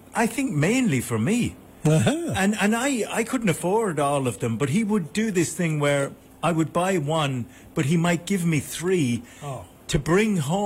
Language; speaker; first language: English; native; English